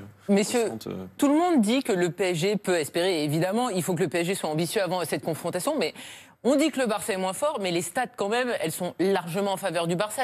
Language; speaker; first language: French; native; French